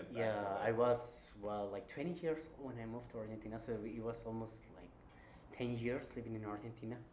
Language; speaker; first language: English; non-native, fluent; Spanish